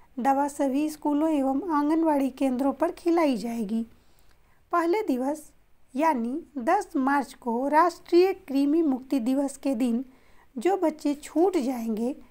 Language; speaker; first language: Hindi; native; Hindi